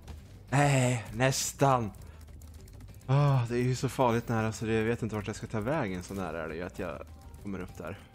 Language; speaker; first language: Swedish; native; Swedish